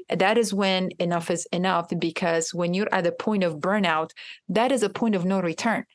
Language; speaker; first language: English; non-native, fluent; Arabic